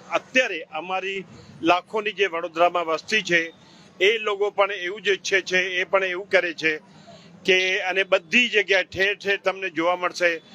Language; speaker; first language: Gujarati; non-native, local second language; Sindhi